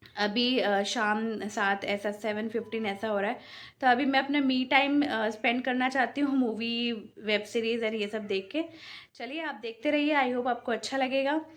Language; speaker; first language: Hindi; non-native, local second language; Bangla